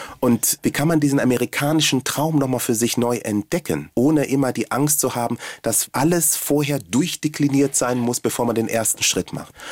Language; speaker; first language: German; early bilingual, other home language; Swahili